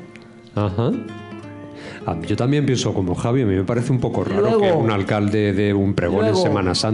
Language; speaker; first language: Spanish; native; Spanish